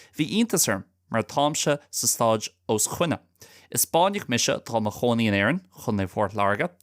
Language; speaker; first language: Irish; non-native, local second language; English